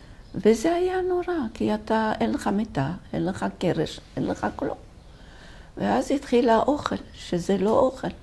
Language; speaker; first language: Hebrew; non-native, fluent; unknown